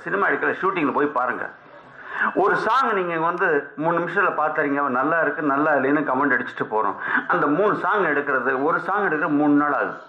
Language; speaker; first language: Tamil; native; Tamil